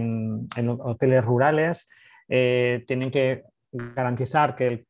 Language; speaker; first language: Spanish; native; Spanish